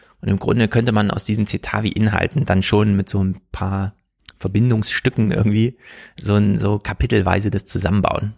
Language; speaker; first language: German; native; German